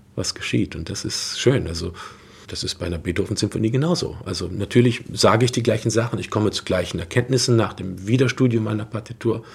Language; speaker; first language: German; native; German